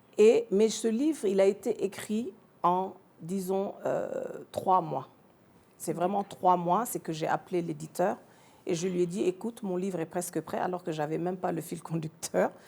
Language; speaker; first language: French; early bilingual, other home language; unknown